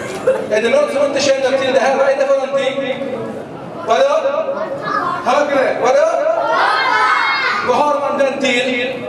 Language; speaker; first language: Swedish; early bilingual, other home language; Arabic